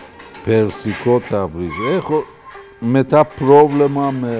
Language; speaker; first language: Greek; non-native, learner; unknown